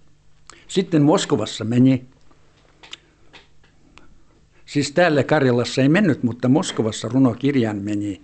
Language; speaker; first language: Finnish; early bilingual, heritage; Finnish